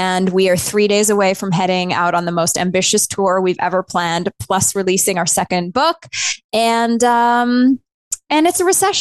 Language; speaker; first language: English; native; English